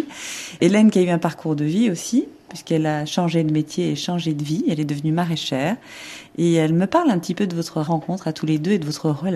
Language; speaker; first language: French; native; French